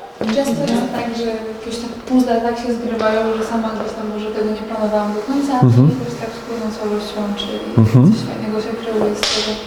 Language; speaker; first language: Polish; non-native, learner; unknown